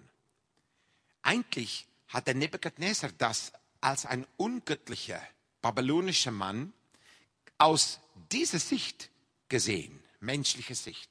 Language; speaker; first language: German; non-native, fluent; English